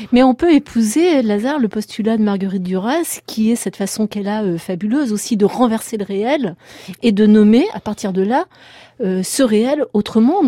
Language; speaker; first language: French; native; French